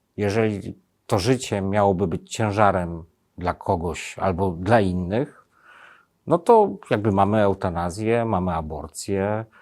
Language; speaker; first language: Polish; native; Polish